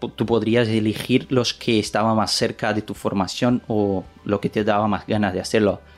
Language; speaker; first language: Spanish; non-native, learner; Portuguese